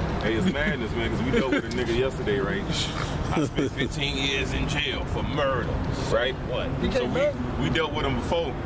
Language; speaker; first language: English; native; English